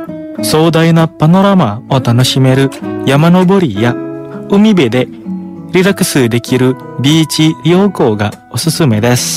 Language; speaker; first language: Japanese; non-native, fluent; Indonesian